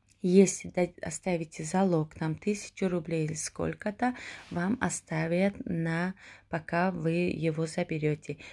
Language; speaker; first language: Russian; non-native, local second language; Tajik